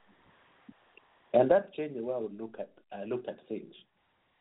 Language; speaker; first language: English; non-native, local second language; Acoli